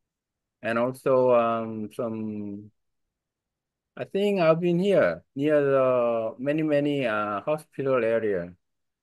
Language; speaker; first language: English; non-native, learner; Korean